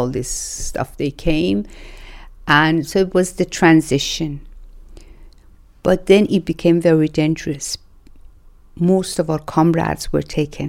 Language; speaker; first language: English; non-native, fluent; Persian